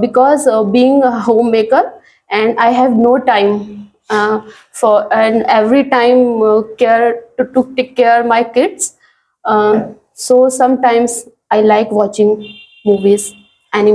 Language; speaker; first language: English; non-native, learner; Hindi